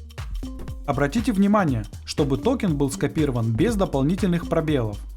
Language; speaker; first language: Russian; native; Russian